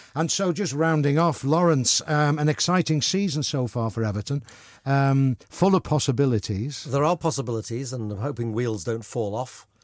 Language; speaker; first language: English; native; English